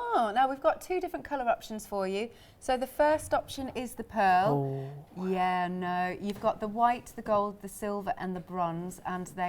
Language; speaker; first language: English; native; English